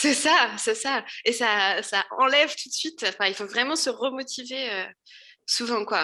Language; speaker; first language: French; native; French